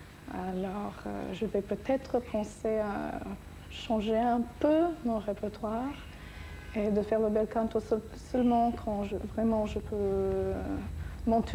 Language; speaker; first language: French; non-native, fluent; English